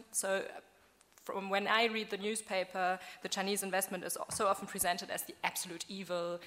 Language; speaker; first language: English; non-native, fluent; German